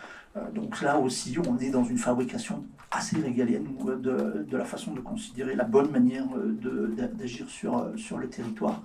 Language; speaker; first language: French; native; French